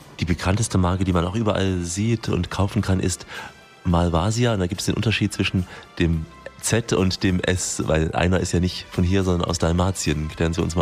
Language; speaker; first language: German; native; German